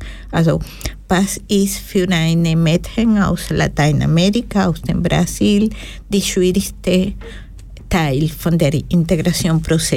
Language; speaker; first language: German; non-native, learner; Spanish